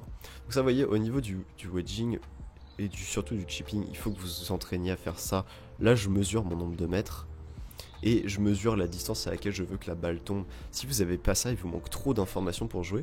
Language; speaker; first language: French; native; French